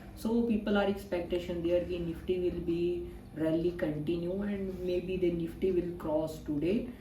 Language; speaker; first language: English; non-native, local second language; Punjabi